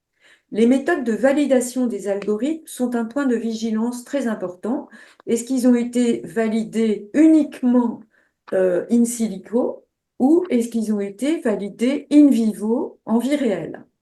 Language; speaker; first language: French; native; French